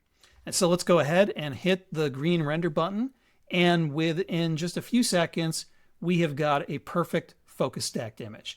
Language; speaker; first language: English; native; English